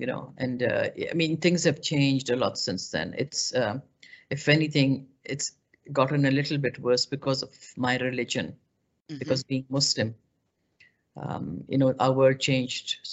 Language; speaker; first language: English; non-native, local second language; Pashto